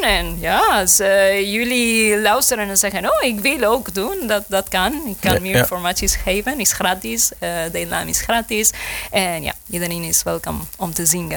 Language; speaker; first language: Dutch; non-native, learner; Spanish